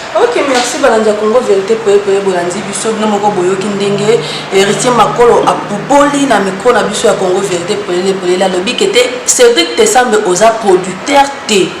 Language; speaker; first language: Lingala; native; Lingala